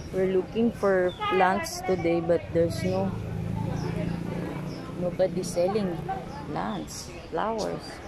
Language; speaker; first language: English; non-native, local second language; Filipino